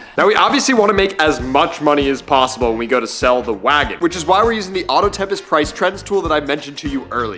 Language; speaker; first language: English; native; English